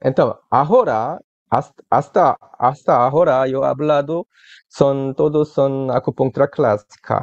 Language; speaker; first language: Spanish; non-native, learner; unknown